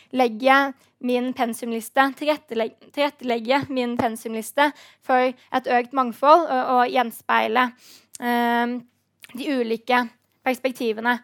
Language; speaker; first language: Norwegian; native; Norwegian